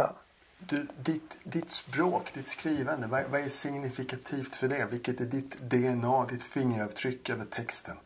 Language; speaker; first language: Swedish; native; Swedish